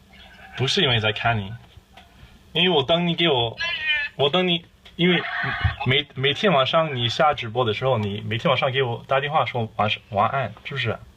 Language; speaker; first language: Chinese; non-native, learner; English